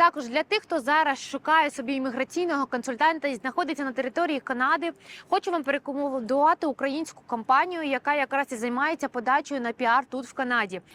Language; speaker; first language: Ukrainian; native; Ukrainian